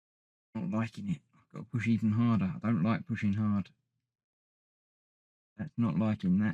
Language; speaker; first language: English; native; English